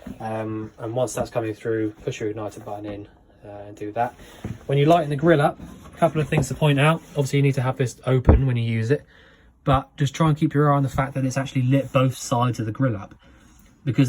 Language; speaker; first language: English; native; English